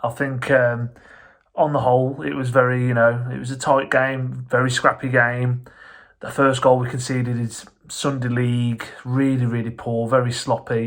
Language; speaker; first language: English; native; English